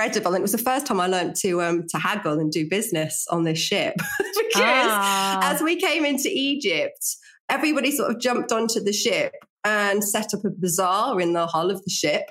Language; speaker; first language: English; native; English